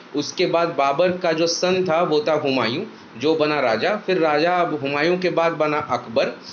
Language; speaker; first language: Hindi; native; Hindi